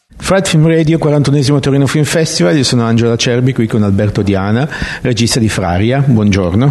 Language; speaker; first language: Italian; native; Italian